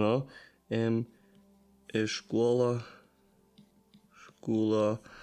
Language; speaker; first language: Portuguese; non-native, learner; German